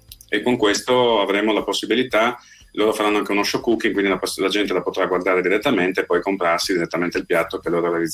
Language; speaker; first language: Italian; native; Italian